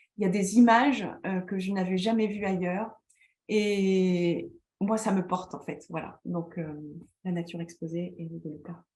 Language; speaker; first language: French; native; French